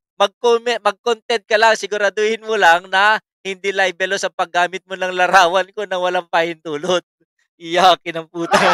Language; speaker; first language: Filipino; native; Filipino